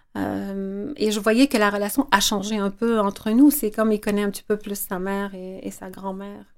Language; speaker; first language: French; non-native, fluent; Arabic